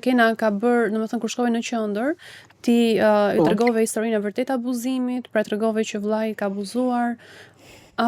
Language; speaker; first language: Albanian; native; Albanian